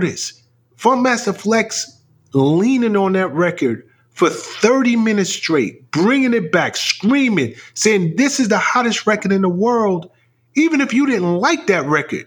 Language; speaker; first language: English; native; English